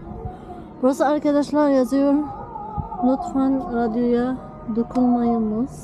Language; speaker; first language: Turkish; non-native, learner; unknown